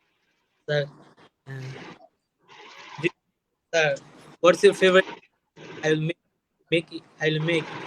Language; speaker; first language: English; non-native, learner; Bangla